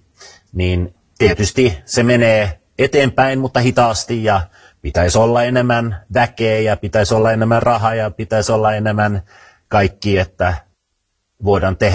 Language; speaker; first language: Finnish; early bilingual, heritage; Finnish